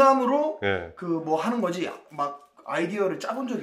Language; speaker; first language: Korean; native; Korean